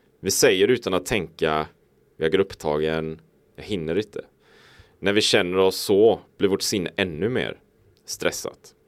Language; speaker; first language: Swedish; native; Swedish